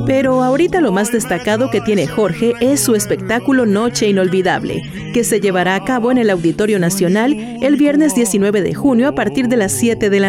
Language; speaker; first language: Spanish; native; Spanish